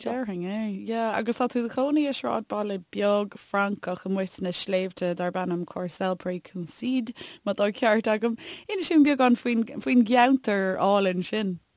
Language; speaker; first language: Irish; native; Irish